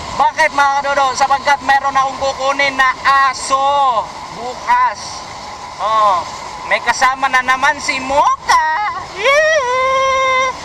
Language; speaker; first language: Filipino; non-native, local second language; Cebuano